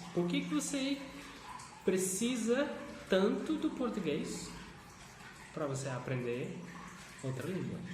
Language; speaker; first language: Portuguese; non-native, fluent; Afrikaans